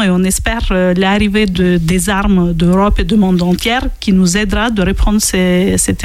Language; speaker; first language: French; non-native, fluent; Ukrainian